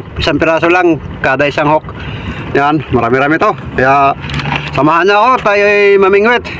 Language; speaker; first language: Filipino; native; Filipino